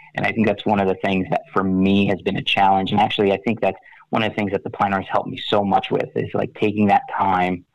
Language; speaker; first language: English; native; English